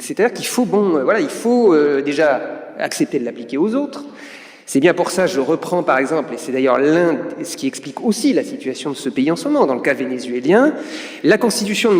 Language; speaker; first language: French; native; French